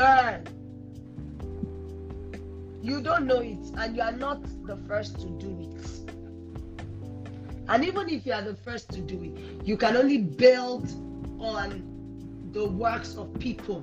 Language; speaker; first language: English; non-native, local second language; Yoruba